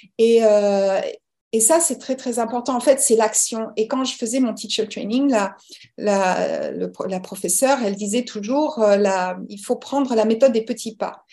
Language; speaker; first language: French; early bilingual, other home language; English